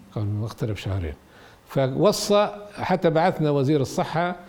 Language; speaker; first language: Arabic; native; Arabic